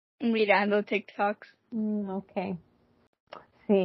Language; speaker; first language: Spanish; early bilingual, heritage; Spanish